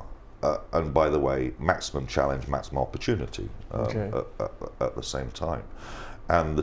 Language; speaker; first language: English; native; English